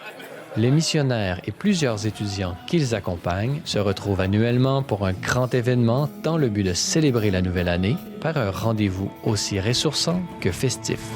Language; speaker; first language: French; native; French